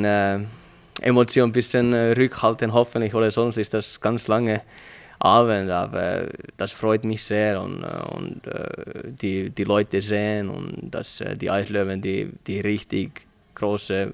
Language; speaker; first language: German; non-native, learner; Finnish